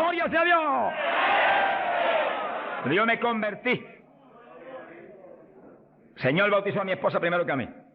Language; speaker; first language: Spanish; native; Spanish